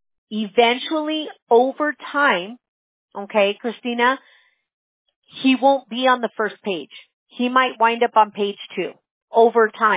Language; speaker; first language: English; early bilingual, other home language; Spanish